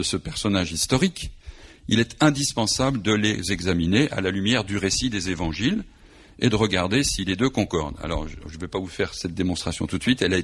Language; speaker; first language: French; native; French